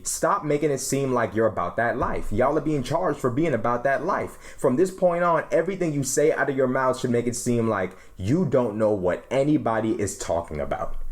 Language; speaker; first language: English; native; English